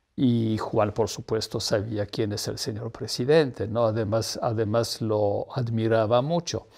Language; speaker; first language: Spanish; non-native, fluent; Polish